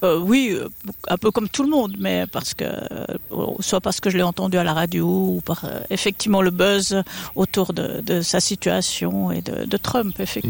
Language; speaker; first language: French; native; French